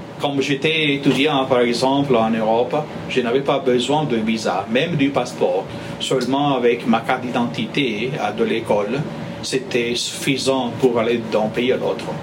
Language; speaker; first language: French; non-native, fluent; Spanish